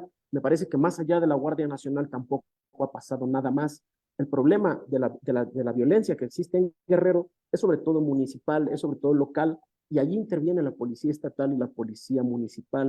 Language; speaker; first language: Spanish; native; Spanish